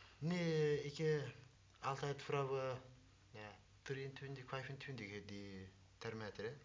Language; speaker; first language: Dutch; non-native, learner; Turkish